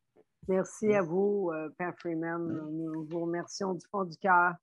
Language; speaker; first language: French; native; French